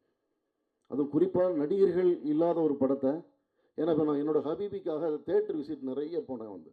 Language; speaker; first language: Tamil; native; Tamil